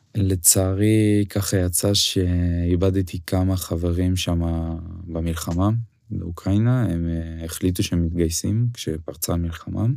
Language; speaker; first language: Hebrew; non-native, fluent; Ukrainian